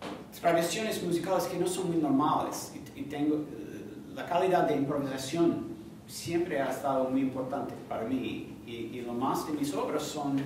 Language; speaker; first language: Spanish; non-native, fluent; English